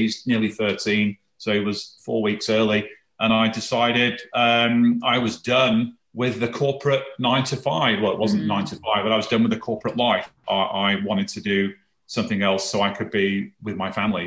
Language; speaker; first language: English; native; English